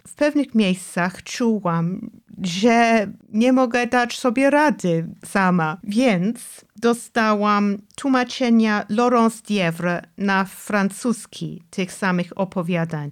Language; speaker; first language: Polish; non-native, fluent; English